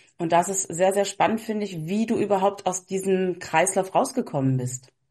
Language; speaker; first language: German; native; German